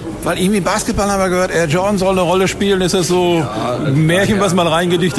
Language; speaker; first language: German; native; German